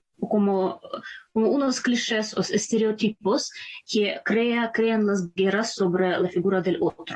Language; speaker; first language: Spanish; non-native, fluent; Ukrainian